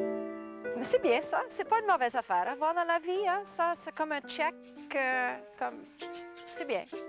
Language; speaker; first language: French; non-native, local second language; English